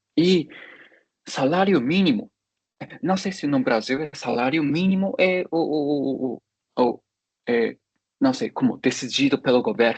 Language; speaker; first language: Portuguese; non-native, fluent; Japanese